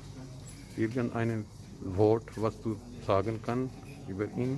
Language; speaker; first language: German; non-native, learner; Urdu